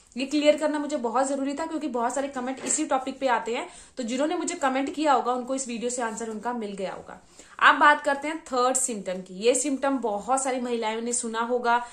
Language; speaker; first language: Hindi; native; Hindi